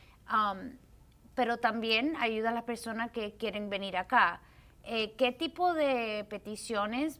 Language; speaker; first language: Spanish; early bilingual, heritage; Spanish